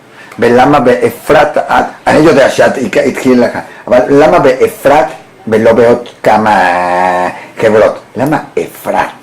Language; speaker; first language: Hebrew; non-native, learner; Spanish